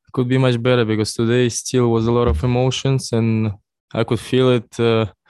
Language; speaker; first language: English; non-native, fluent; Russian